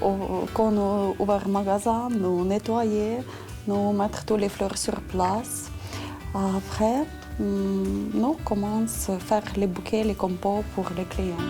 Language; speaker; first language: French; non-native, learner; Ukrainian